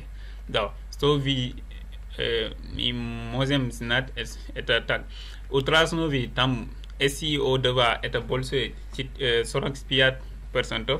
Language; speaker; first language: Russian; non-native, learner; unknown